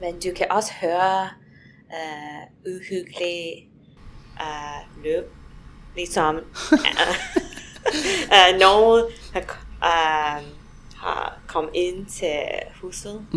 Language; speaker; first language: Danish; non-native, fluent; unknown